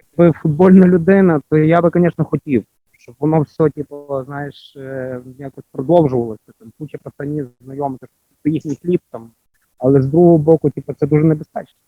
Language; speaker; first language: Ukrainian; native; Ukrainian